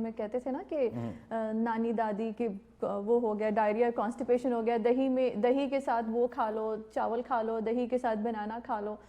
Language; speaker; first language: Urdu; native; Urdu